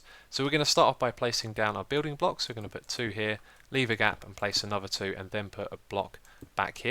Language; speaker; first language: English; native; English